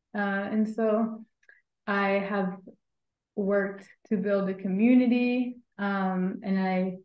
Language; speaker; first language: English; native; English